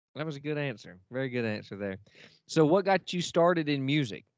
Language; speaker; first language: English; native; English